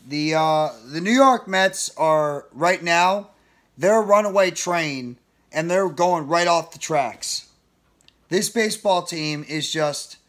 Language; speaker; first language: English; native; English